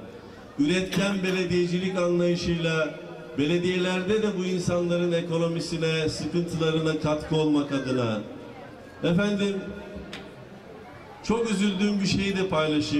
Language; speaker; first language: Turkish; native; Turkish